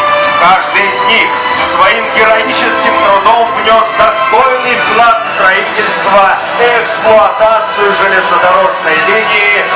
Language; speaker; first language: Russian; native; Russian